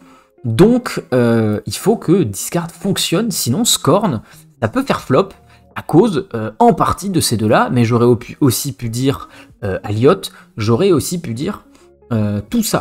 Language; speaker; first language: French; native; French